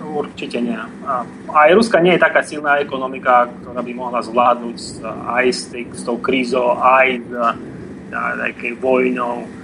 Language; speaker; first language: Slovak; non-native, fluent; Russian